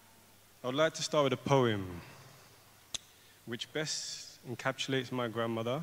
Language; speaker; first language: English; native; English